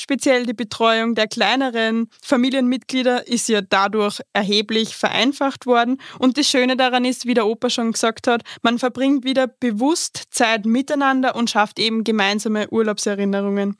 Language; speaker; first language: German; native; German